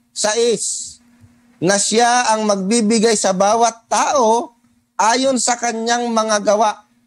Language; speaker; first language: Filipino; non-native, local second language; Cebuano